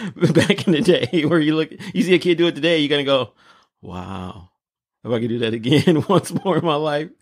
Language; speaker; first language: English; native; English